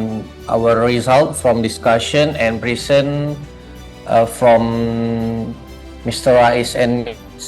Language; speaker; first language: English; non-native, learner; Indonesian